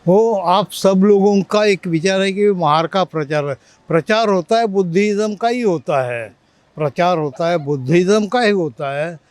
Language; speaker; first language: Hindi; non-native, local second language; Marathi